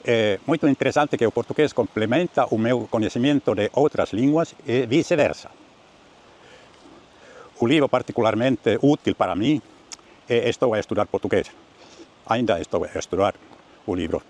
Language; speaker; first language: Portuguese; non-native, learner; Finnish